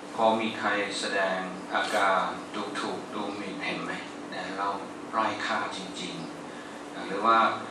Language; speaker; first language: Thai; non-native, fluent; English